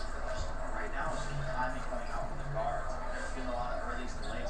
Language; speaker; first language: English; native; English